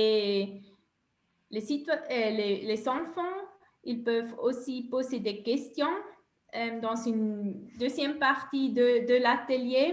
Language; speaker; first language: French; non-native, local second language; German